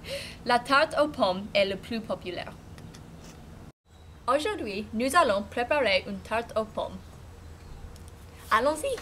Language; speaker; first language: French; non-native, learner; English